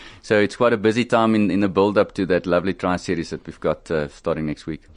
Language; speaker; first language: English; non-native, local second language; Afrikaans